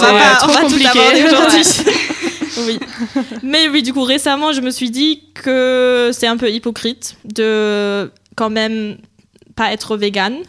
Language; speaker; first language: French; non-native, fluent; German